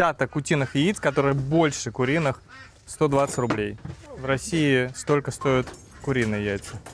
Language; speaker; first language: Russian; native; Russian